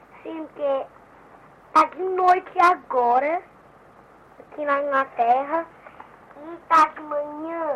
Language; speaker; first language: Portuguese; early bilingual, heritage; Portuguese